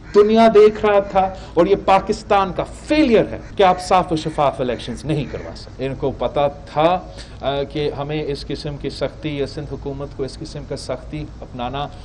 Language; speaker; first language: Urdu; native; Urdu